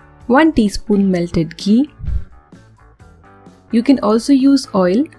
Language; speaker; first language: English; non-native, local second language; Hindi